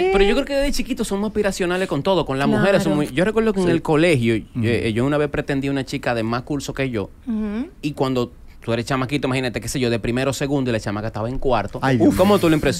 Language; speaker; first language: Spanish; native; Spanish